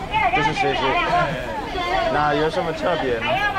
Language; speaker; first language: Chinese; non-native, fluent; English